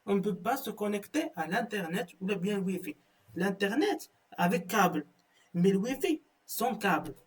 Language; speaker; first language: French; non-native, local second language; Arabic